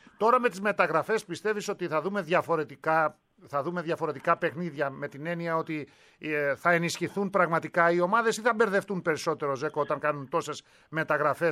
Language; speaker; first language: Greek; native; Greek